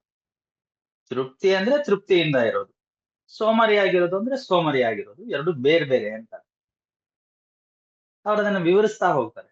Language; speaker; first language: Kannada; native; Kannada